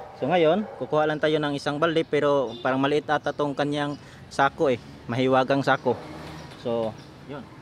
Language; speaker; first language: Filipino; non-native, local second language; Cebuano